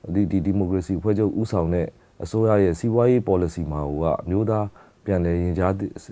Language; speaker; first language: Burmese; native; Burmese